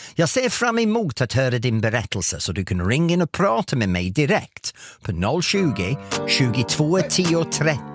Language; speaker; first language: Swedish; non-native, fluent; English